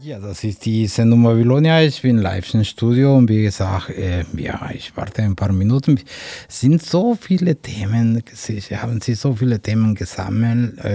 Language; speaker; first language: German; non-native, fluent; Spanish